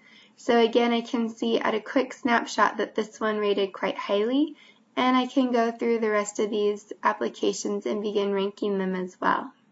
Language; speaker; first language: English; native; English